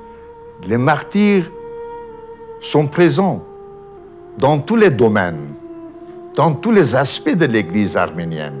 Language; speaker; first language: French; non-native, fluent; Armenian